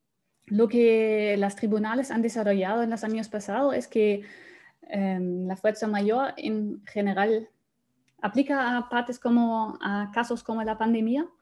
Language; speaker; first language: Spanish; non-native, fluent; German